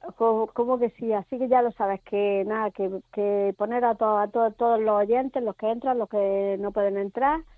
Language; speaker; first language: Spanish; native; Spanish